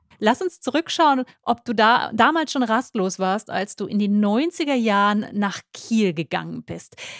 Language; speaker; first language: German; native; German